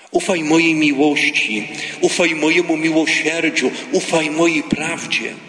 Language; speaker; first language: Polish; native; Polish